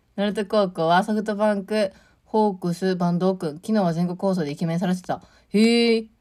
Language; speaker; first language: Japanese; native; Japanese